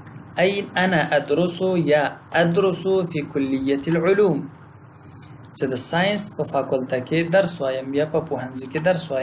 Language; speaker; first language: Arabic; non-native, fluent; Pashto